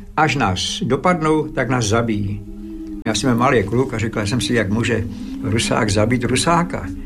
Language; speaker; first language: Czech; early bilingual, other home language; Slovak